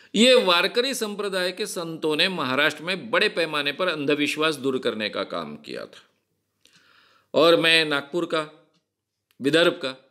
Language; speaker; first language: Hindi; non-native, local second language; Marathi